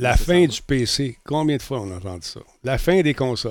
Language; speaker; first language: French; native; French